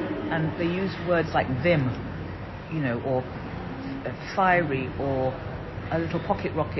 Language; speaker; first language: English; native; English